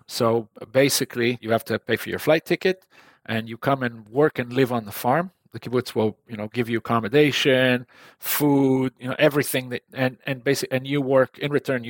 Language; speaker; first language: English; non-native, fluent; Hebrew